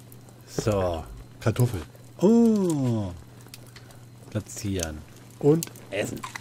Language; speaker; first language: German; native; German